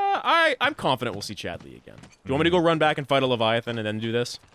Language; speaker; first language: English; native; English